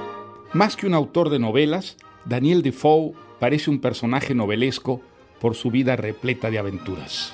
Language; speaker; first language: Spanish; native; Spanish